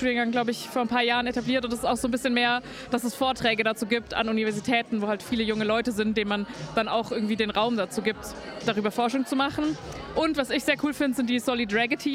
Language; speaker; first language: German; native; German